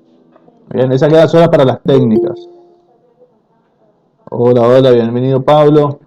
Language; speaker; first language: Spanish; native; Spanish